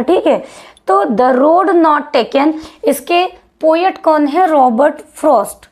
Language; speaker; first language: Hindi; native; Hindi